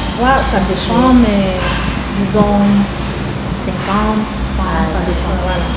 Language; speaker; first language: French; non-native, local second language; English